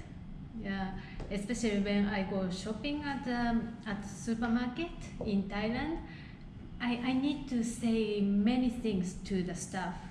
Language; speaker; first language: English; non-native, fluent; Japanese